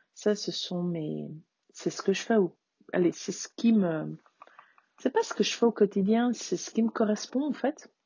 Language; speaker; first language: French; native; French